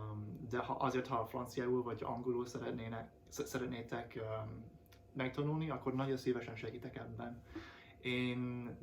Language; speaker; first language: Hungarian; non-native, fluent; English